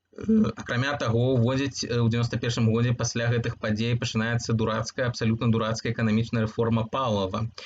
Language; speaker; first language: Belarusian; native; Belarusian